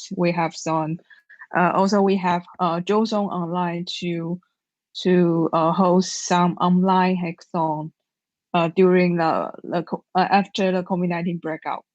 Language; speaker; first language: English; non-native, learner; Chinese